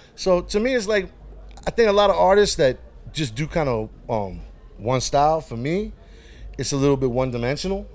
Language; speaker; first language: English; native; English